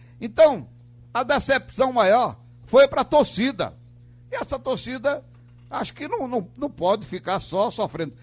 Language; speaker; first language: Portuguese; native; Portuguese